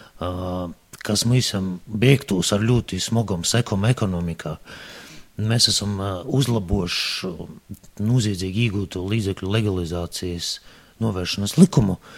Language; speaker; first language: Latvian; native; Latvian